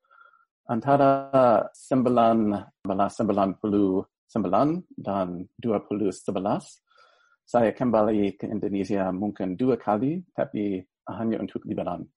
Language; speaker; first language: Indonesian; non-native, learner; English